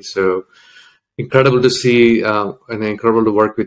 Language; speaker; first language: English; non-native, local second language; Tamil